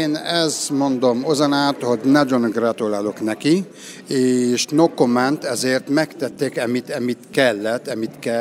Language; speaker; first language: Hungarian; non-native, learner; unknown